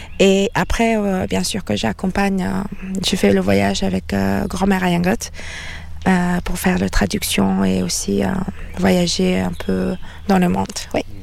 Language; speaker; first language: French; non-native, fluent; Mongolian